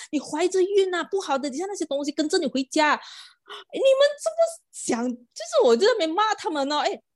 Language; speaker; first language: Chinese; non-native, local second language; Malay